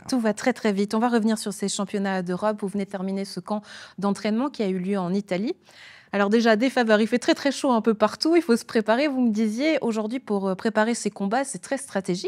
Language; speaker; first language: French; native; French